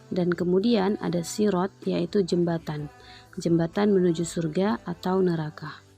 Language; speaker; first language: Indonesian; native; Indonesian